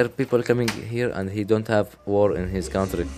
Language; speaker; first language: English; non-native, learner; Arabic